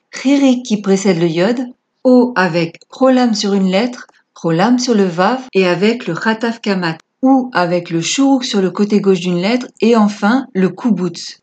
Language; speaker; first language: French; native; French